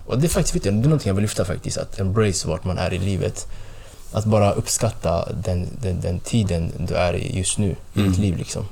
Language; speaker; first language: Swedish; early bilingual, other home language; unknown